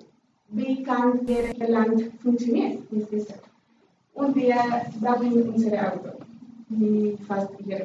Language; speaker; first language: German; non-native, learner; Spanish